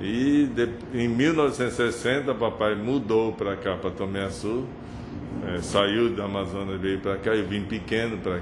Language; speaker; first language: Portuguese; early bilingual, other home language; Japanese